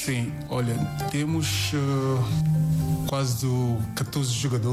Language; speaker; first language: Portuguese; non-native, learner; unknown